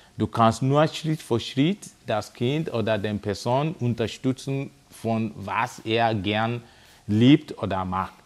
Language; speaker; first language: German; non-native, fluent; Yoruba